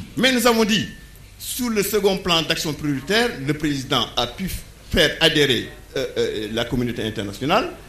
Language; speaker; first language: French; non-native, local second language; Wolof